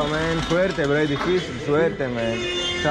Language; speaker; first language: Spanish; non-native, learner; Greek